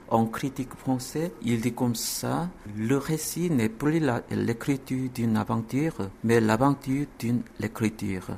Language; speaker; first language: French; non-native, fluent; Korean